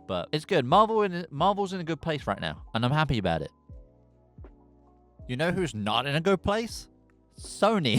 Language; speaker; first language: English; native; English